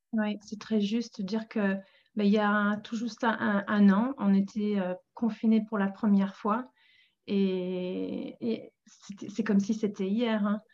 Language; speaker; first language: French; non-native, fluent; English